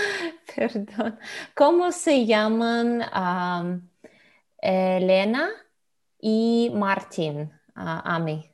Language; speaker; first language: Spanish; non-native, learner; Russian